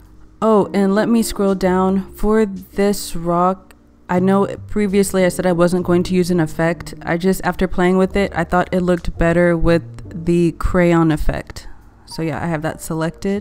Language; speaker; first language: English; native; English